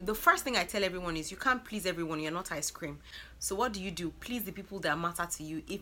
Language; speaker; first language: English; non-native, local second language; Yoruba